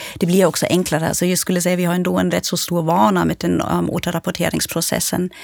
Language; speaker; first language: Swedish; non-native, fluent; German